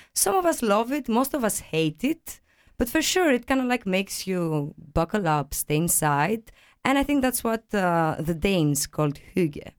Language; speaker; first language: English; non-native, fluent; Greek